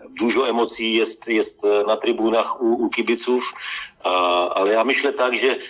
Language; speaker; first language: Polish; non-native, learner; Czech